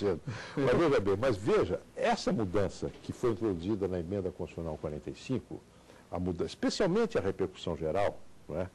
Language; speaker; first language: Portuguese; native; Portuguese